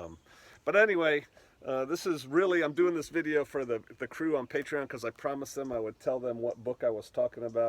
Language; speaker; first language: English; native; English